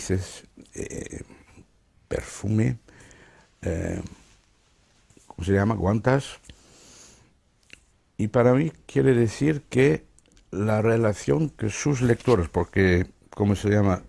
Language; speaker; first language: Spanish; non-native, fluent; Dutch